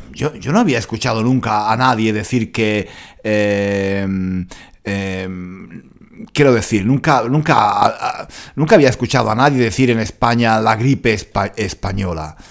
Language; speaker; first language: Spanish; native; Spanish